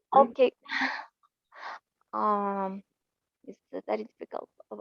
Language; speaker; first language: English; non-native, learner; Arabic